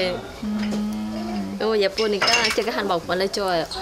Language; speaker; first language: Korean; non-native, learner; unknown